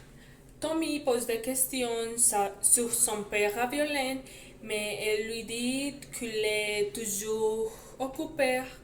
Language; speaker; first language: French; non-native, learner; Spanish